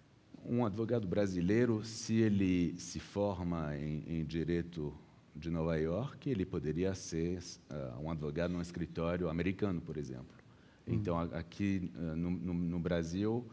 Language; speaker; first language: Portuguese; early bilingual, heritage; Portuguese